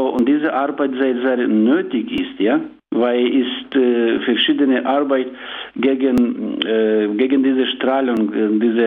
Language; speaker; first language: German; non-native, learner; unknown